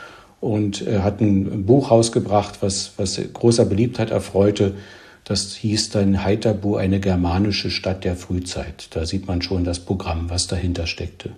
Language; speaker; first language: German; native; German